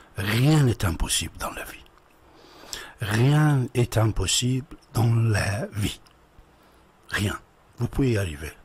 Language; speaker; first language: French; non-native, fluent; Persian